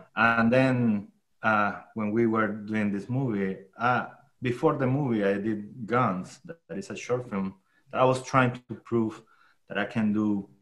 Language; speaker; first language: English; non-native, fluent; Spanish